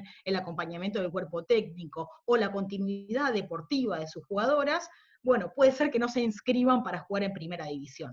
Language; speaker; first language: Spanish; native; Spanish